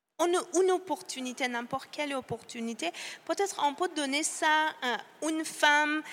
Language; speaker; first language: French; non-native, fluent; Persian